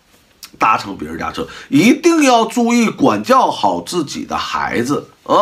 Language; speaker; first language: Chinese; native; Chinese